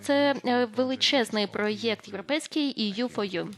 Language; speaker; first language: Ukrainian; non-native, fluent; Lithuanian